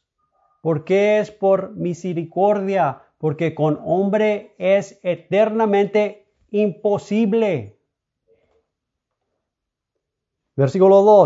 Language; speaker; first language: Spanish; early bilingual, heritage; Spanish